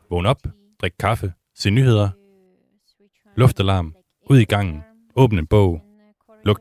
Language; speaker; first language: Danish; native; Danish